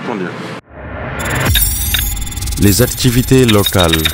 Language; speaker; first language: French; native; French